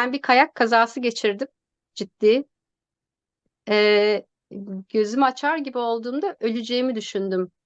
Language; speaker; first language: Turkish; native; Turkish